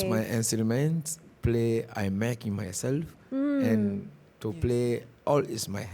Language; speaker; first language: English; non-native, learner; Bambara